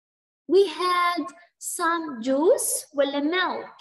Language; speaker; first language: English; non-native, fluent; Arabic